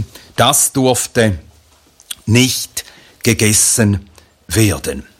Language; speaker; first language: German; native; German